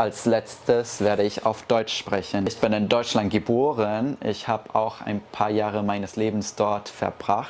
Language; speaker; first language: German; early bilingual, heritage; Spanish